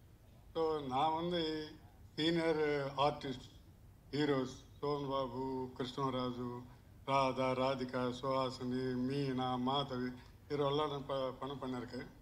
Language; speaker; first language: Tamil; non-native, learner; Telugu